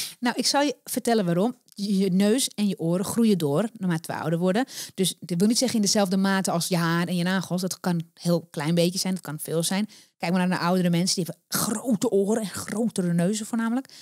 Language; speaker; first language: Dutch; native; Dutch